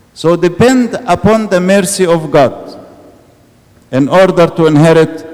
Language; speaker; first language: English; non-native, fluent; Arabic